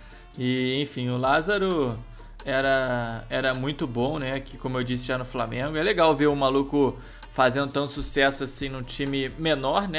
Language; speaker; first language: Portuguese; native; Portuguese